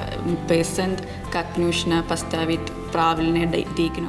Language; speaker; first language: Russian; non-native, learner; Malayalam